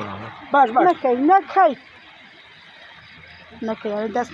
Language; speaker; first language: Persian; non-native, local second language; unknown